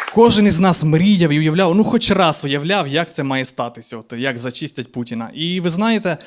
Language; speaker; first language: Ukrainian; native; Ukrainian